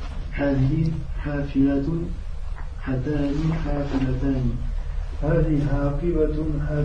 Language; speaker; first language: Arabic; non-native, learner; French